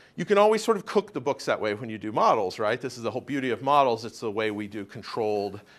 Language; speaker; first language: English; native; English